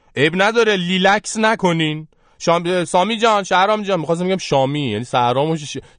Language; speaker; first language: Persian; native; Persian